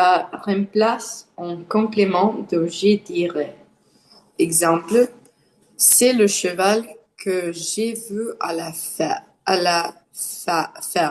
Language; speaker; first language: French; non-native, learner; English